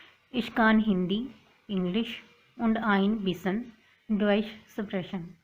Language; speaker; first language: German; non-native, learner; Hindi